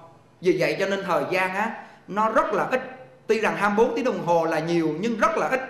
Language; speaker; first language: Vietnamese; native; Vietnamese